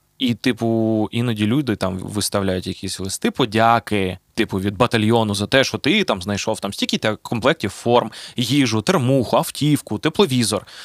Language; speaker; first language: Ukrainian; native; Ukrainian